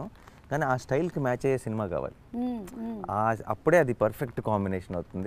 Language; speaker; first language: Telugu; native; Telugu